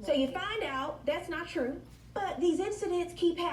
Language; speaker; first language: English; native; English